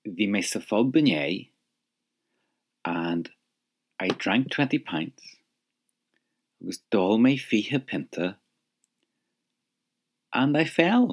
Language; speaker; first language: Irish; non-native, learner; English